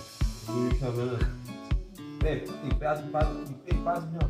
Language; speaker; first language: Korean; native; Korean